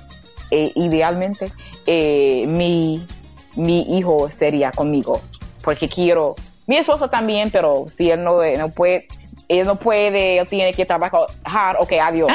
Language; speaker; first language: Spanish; non-native, learner; English